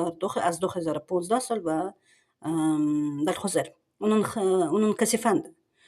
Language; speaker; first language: Persian; non-native, learner; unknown